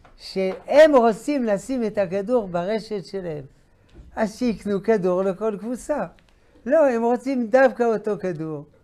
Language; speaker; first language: Hebrew; non-native, fluent; French